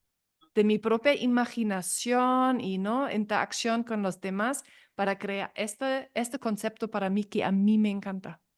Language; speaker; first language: Spanish; non-native, fluent; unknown